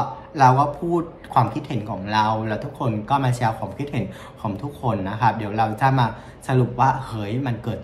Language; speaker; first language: Thai; non-native, fluent; Vietnamese